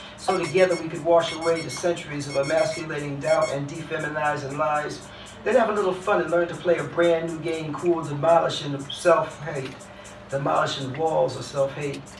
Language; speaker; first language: English; early bilingual, other home language; Spanish